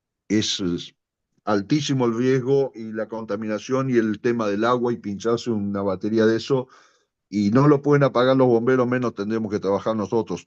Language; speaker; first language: Spanish; native; Spanish